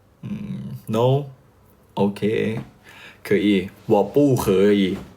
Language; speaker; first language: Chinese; non-native, learner; Thai